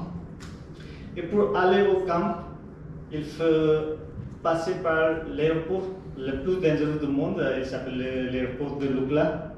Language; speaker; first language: French; non-native, fluent; Nepali